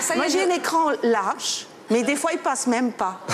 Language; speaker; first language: French; non-native, fluent; Dutch